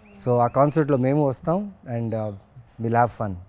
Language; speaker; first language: Telugu; native; Telugu